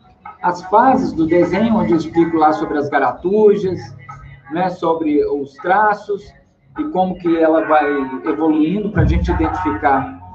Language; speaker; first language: Portuguese; native; Portuguese